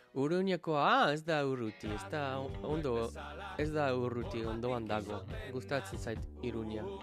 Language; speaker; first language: Basque; non-native, learner; English